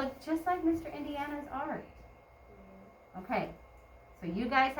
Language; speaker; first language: English; native; English